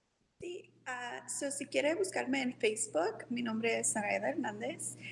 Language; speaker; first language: Spanish; early bilingual, heritage; Spanish